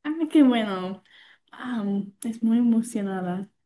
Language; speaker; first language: Spanish; non-native, learner; English